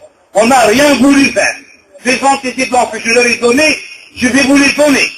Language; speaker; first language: French; non-native, local second language; Arabic